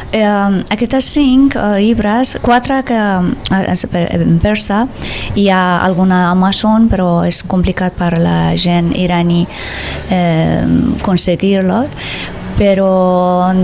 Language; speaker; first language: Catalan; non-native, learner; Persian